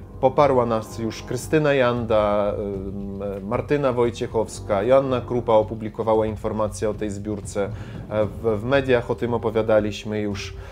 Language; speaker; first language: Polish; non-native, fluent; Ukrainian